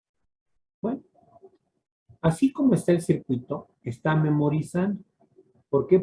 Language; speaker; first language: Spanish; native; Spanish